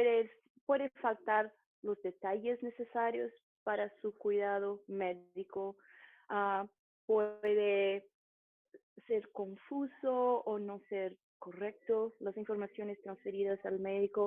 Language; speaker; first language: Spanish; non-native, fluent; Portuguese